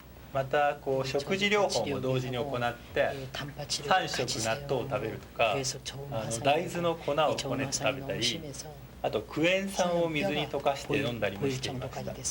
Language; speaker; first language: Japanese; native; Japanese